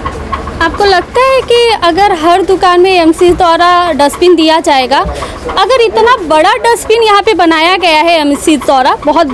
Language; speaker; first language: Hindi; native; Hindi